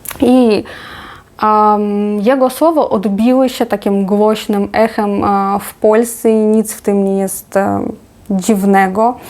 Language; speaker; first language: Polish; non-native, fluent; Ukrainian